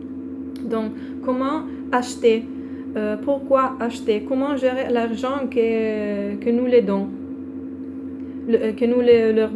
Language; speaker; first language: French; non-native, fluent; Italian